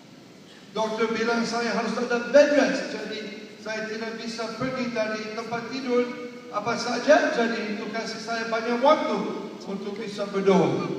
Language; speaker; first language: Indonesian; non-native, learner; English